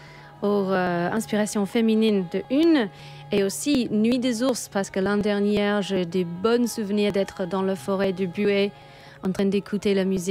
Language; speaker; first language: French; native; French